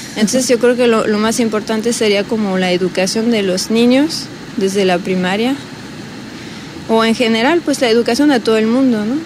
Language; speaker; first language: Spanish; non-native, fluent; French